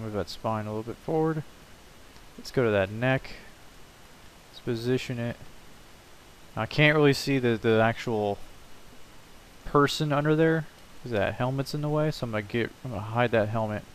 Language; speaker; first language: English; native; English